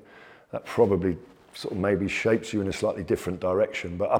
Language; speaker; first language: English; native; English